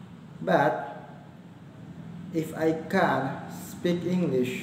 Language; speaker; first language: English; non-native, learner; Indonesian